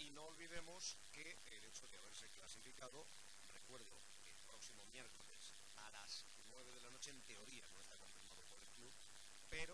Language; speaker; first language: Spanish; native; Spanish